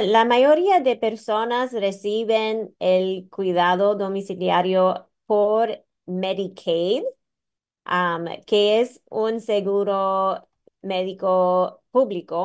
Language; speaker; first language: Spanish; non-native, fluent; English